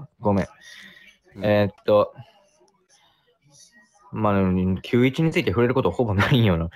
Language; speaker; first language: Japanese; native; Japanese